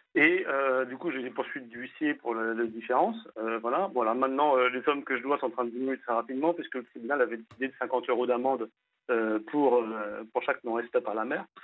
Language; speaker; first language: French; native; French